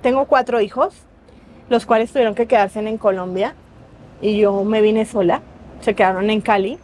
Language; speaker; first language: Spanish; native; Spanish